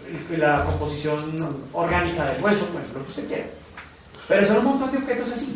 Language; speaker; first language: Spanish; native; Spanish